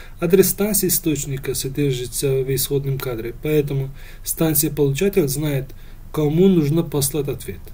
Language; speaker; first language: Russian; non-native, local second language; Uzbek